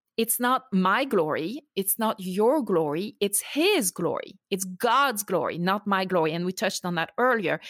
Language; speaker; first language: English; non-native, fluent; French